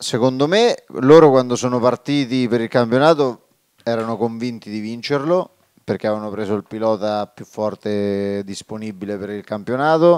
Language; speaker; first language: Italian; native; Italian